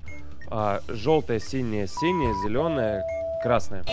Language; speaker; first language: Russian; native; Russian